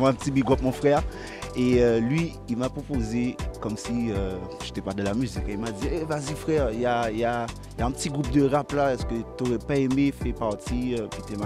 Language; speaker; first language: French; non-native, local second language; Haitian Creole